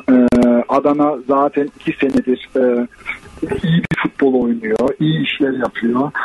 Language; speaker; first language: Turkish; early bilingual, heritage; Turkish